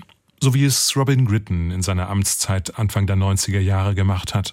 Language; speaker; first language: German; native; German